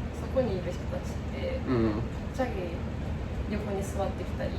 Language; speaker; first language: Korean; non-native, learner; Japanese